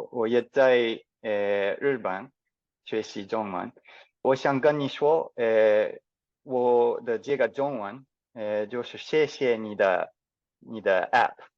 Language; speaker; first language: Chinese; non-native, fluent; English